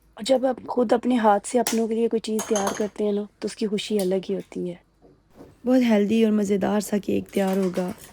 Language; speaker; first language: Urdu; non-native, local second language; Punjabi